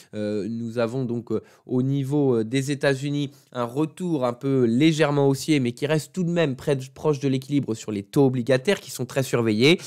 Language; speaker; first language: French; native; French